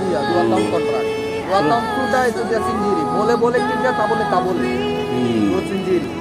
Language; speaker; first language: Indonesian; non-native, learner; Bangla